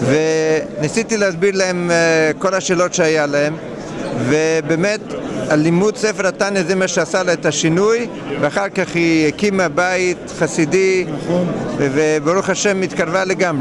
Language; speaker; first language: Hebrew; non-native, fluent; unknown